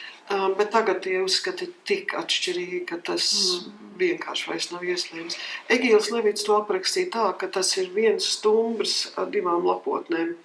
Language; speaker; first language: Latvian; early bilingual, heritage; Latvian